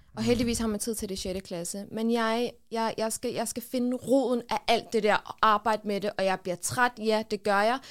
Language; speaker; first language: Danish; early bilingual, other home language; Kurdish